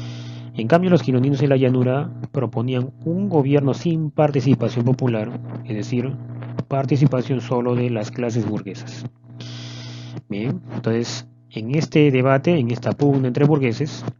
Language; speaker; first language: Spanish; native; Spanish